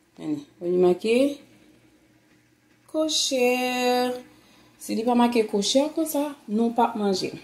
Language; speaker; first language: French; non-native, learner; Haitian Creole